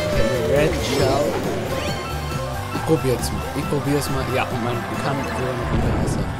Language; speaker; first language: German; native; German